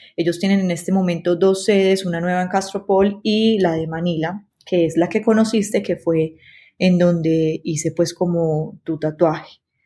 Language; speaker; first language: Spanish; native; Spanish